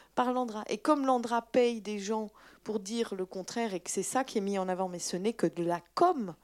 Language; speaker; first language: French; native; French